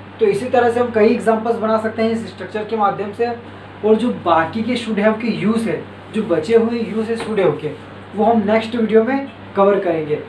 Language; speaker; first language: Hindi; native; Hindi